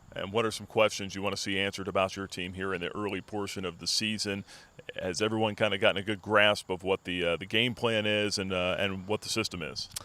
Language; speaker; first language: English; native; English